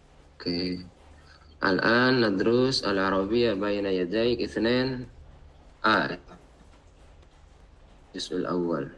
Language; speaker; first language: Arabic; non-native, fluent; Indonesian